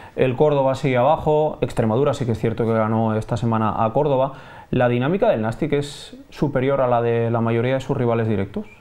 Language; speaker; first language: Spanish; non-native, local second language; Catalan